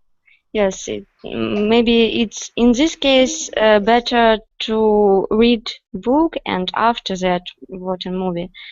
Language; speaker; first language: English; non-native, learner; Russian